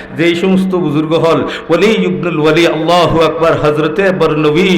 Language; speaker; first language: Bangla; non-native, local second language; Sylheti